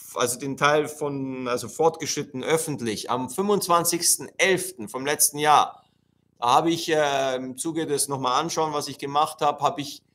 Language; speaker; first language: German; non-native, fluent; Italian